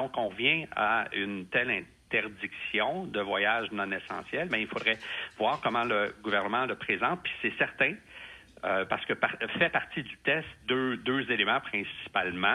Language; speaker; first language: French; native; French